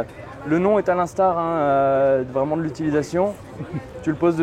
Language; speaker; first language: French; native; French